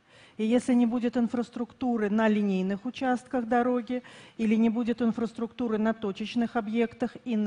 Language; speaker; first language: Russian; native; Russian